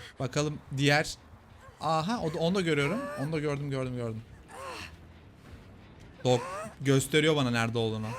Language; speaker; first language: Turkish; native; Turkish